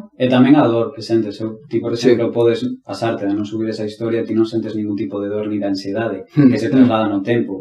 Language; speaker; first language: Galician; non-native, local second language; Spanish